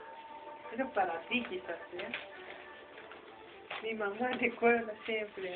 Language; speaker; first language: Spanish; non-native, learner; Japanese